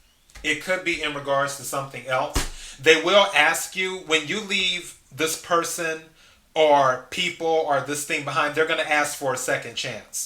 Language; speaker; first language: English; native; English